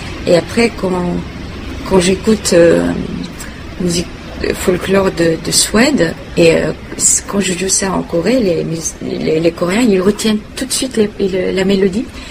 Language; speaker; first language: French; non-native, fluent; Korean